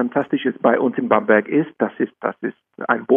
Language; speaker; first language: German; non-native, fluent; Czech